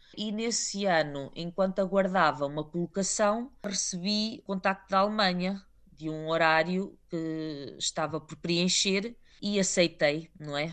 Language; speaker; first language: Portuguese; native; Portuguese